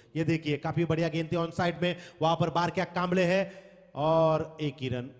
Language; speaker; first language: Hindi; non-native, local second language; Marathi